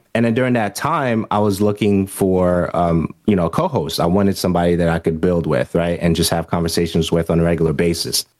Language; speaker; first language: English; early bilingual, other home language; Haitian Creole